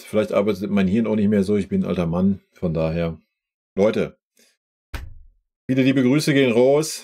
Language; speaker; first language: German; native; German